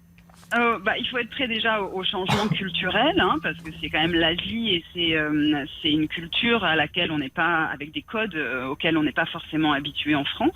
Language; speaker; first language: French; native; French